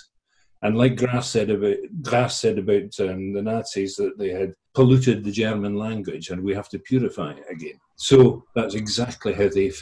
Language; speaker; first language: English; early bilingual, other home language; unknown